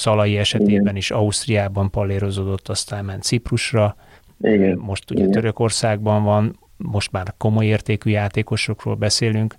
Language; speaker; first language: Hungarian; native; Hungarian